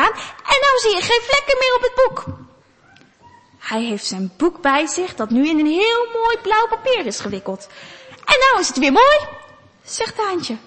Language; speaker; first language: Dutch; native; Dutch